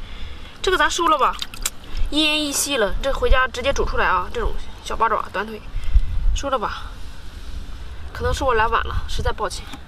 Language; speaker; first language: Chinese; native; Chinese